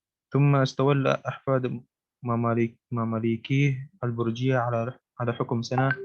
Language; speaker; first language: Arabic; non-native, learner; Indonesian